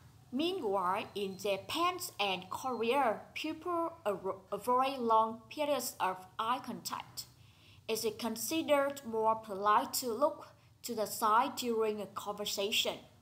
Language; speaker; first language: English; non-native, fluent; Vietnamese